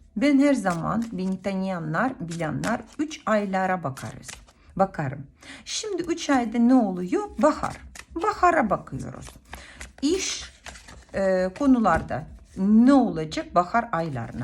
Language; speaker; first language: Turkish; non-native, fluent; Russian